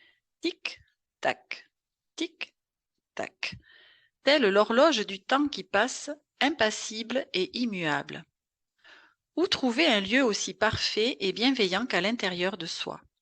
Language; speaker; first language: French; native; French